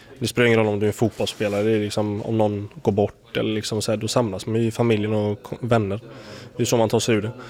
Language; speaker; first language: Swedish; native; Swedish